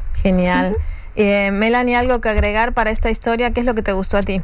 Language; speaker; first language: Spanish; native; Spanish